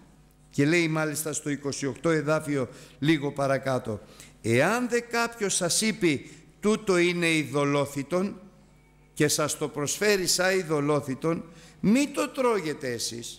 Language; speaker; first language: Greek; native; Greek